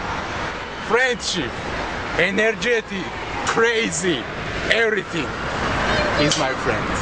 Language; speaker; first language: English; non-native, learner; Georgian